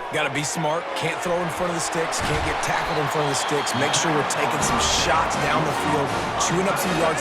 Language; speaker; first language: English; native; English